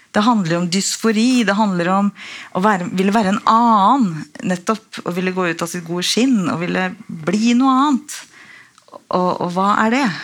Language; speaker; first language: Norwegian; native; Norwegian